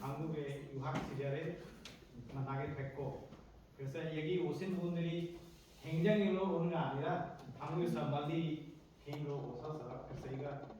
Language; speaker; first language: Korean; non-native, fluent; Hindi